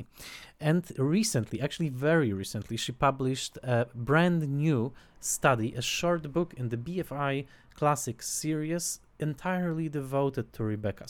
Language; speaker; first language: English; non-native, fluent; Polish